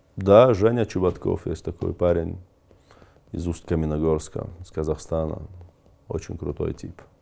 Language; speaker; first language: Russian; native; Russian